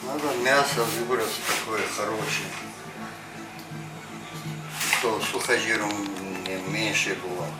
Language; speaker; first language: Russian; non-native, local second language; Georgian